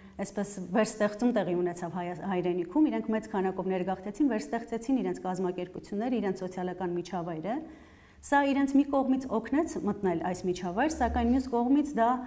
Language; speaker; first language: Armenian; native; Armenian